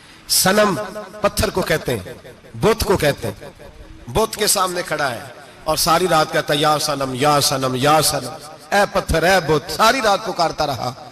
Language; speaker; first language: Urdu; non-native, local second language; Punjabi